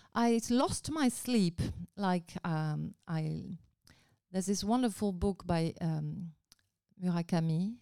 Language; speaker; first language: English; non-native, fluent; French